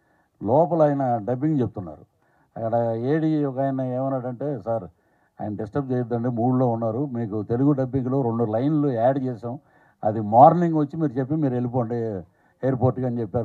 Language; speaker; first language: Telugu; native; Telugu